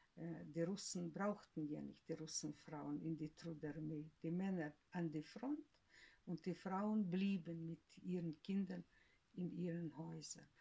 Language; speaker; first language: German; early bilingual, heritage; German